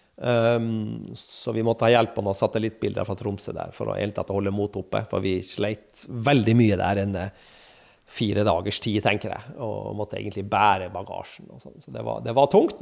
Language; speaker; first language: Norwegian; native; Norwegian